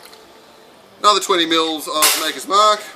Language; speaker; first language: English; native; English